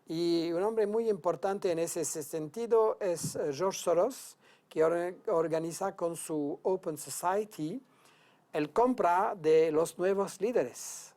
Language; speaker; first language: Spanish; non-native, fluent; French